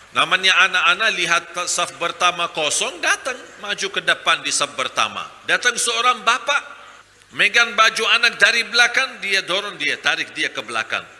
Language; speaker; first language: Malay; non-native, fluent; Arabic